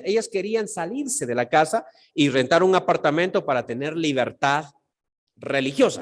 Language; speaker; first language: Spanish; native; Spanish